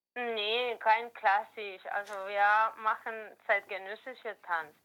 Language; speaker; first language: German; non-native, learner; Spanish